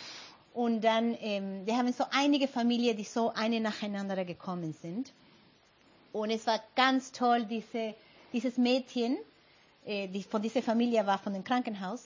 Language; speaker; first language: German; non-native, fluent; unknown